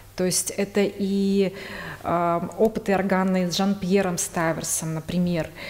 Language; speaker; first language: Russian; native; Russian